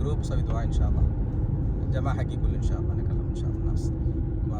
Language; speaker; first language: Arabic; non-native, learner; Malayalam